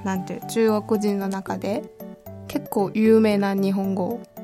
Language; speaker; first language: Japanese; non-native, fluent; Chinese